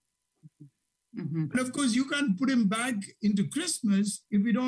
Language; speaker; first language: English; non-native, local second language; Tamil